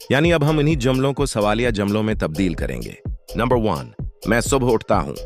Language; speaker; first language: Urdu; native; Urdu